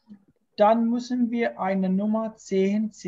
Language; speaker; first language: German; non-native, fluent; Arabic